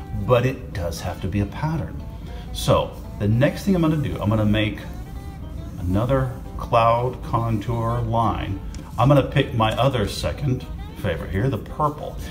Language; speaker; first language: English; native; English